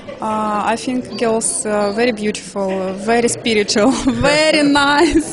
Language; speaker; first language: English; non-native, learner; Russian